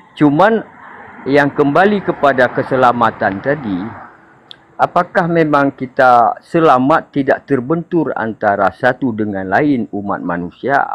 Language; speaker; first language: Indonesian; non-native, local second language; Achinese